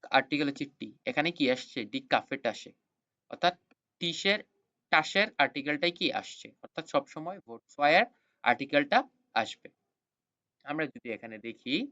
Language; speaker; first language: Bangla; native; Bangla